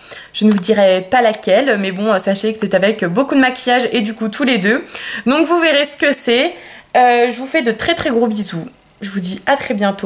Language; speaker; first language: French; native; French